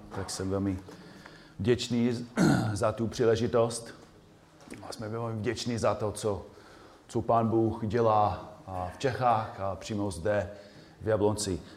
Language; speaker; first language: Czech; non-native, fluent; English